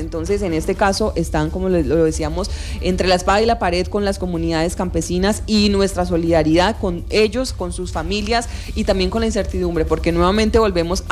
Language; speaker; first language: Spanish; native; Spanish